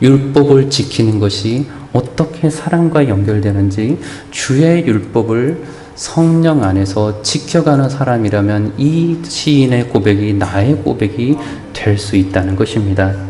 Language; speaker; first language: Korean; native; Korean